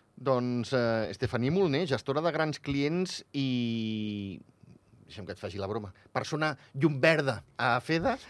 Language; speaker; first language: Catalan; native; Catalan